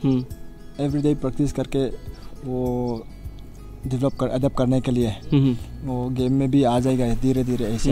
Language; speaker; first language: Hindi; non-native, local second language; Mizo